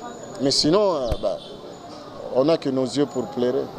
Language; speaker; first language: French; non-native, local second language; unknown